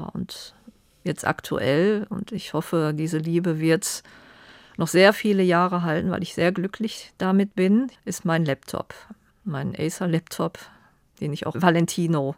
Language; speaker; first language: German; native; German